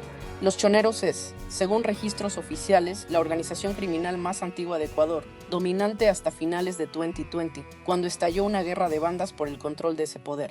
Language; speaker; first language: Spanish; native; Spanish